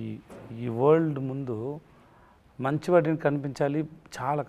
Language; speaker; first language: Telugu; non-native, learner; Tamil